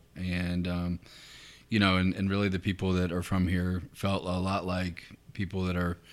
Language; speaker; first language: English; native; English